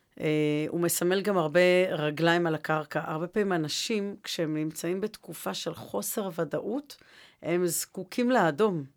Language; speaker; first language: Hebrew; native; Hebrew